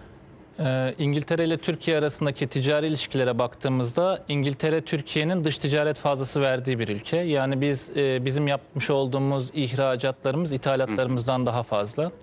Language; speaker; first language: Turkish; native; Turkish